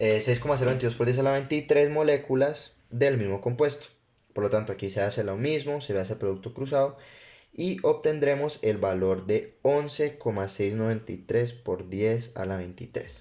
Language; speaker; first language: Spanish; native; Spanish